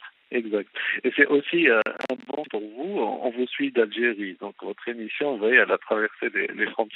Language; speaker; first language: French; non-native, local second language; Arabic